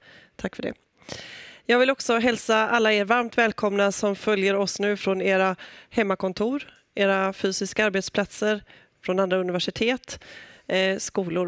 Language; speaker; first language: Swedish; native; Swedish